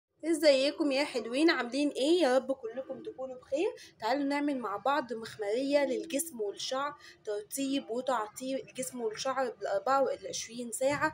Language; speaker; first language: Arabic; native; Arabic